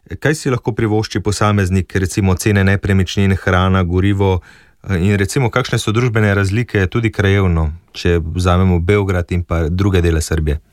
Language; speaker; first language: Slovenian; native; Slovenian